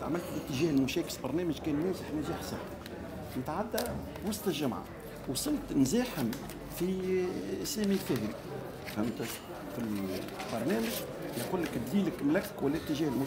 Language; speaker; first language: Arabic; native; Arabic